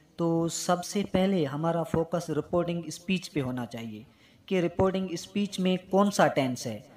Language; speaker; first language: Urdu; non-native, local second language; Sindhi